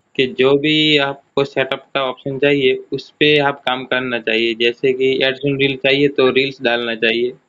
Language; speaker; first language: Hindi; non-native, local second language; Gujarati